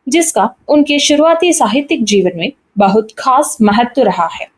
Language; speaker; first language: Hindi; non-native, local second language; Malayalam